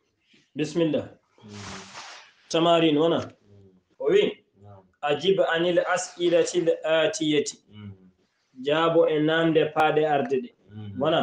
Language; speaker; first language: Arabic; non-native, fluent; Wolof